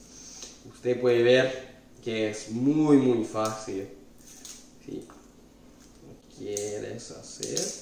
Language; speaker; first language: Spanish; non-native, fluent; Italian